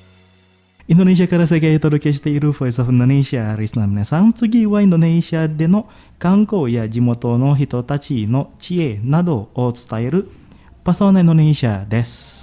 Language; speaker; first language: Japanese; non-native, fluent; Indonesian